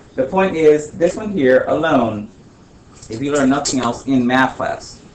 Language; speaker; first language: English; early bilingual, other home language; Spanish